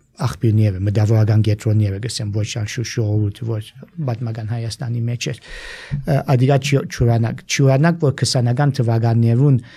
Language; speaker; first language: Armenian; early bilingual, heritage; Armenian